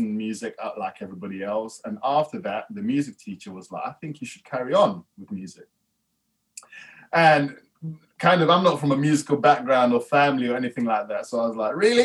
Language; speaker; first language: English; native; English